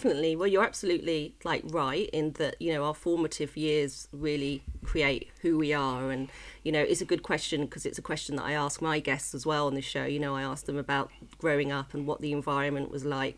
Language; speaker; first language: English; native; English